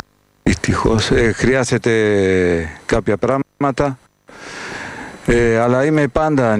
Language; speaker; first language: Greek; non-native, fluent; Spanish